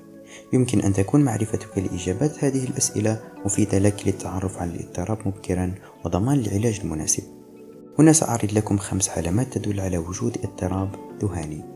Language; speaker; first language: Arabic; native; Arabic